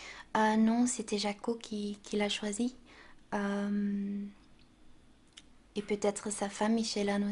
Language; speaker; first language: French; non-native, local second language; Dutch